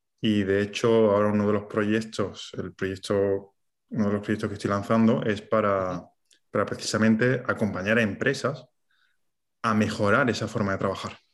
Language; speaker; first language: Spanish; native; Spanish